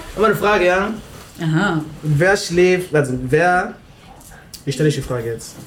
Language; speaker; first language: German; native; German